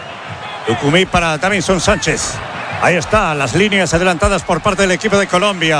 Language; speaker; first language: Spanish; native; Spanish